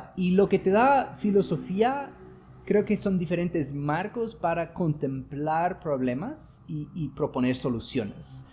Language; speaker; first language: Spanish; non-native, fluent; English